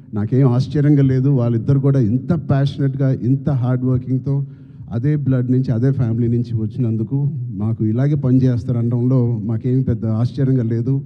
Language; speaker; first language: Telugu; native; Telugu